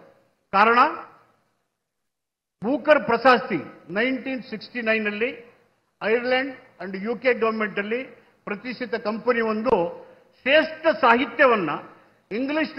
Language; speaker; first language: Kannada; native; Kannada